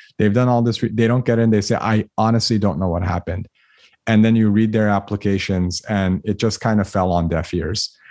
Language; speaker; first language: English; early bilingual, other home language; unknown